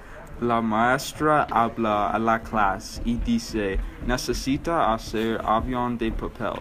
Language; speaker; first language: Spanish; non-native, learner; English